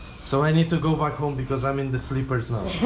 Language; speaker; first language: English; non-native, learner; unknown